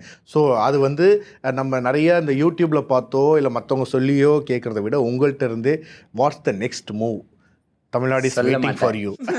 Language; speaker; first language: Tamil; native; Tamil